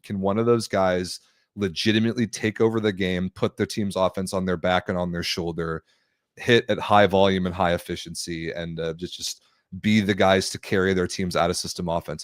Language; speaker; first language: English; native; English